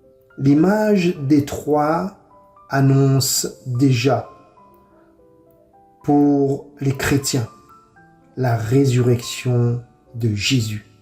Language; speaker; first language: French; native; French